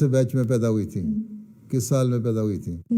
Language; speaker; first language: Urdu; native; Urdu